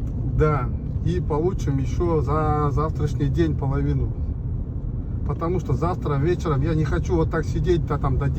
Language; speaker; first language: Russian; non-native, local second language; Kyrgyz